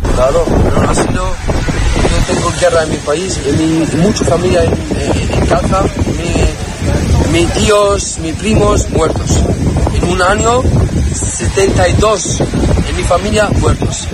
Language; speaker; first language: Spanish; non-native, learner; Arabic